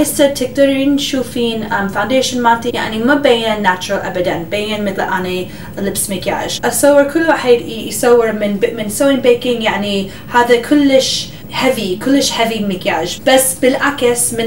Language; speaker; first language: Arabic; early bilingual, heritage; English